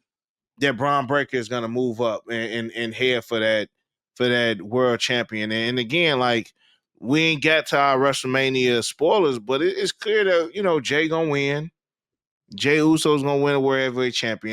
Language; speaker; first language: English; native; English